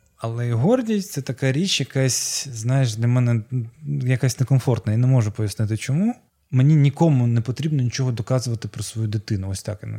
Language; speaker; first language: Ukrainian; non-native, local second language; Russian